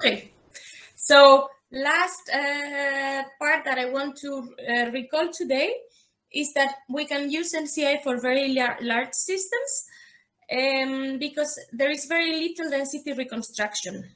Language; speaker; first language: English; non-native, fluent; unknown